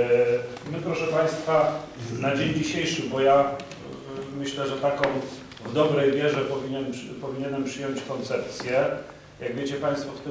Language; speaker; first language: Polish; native; Polish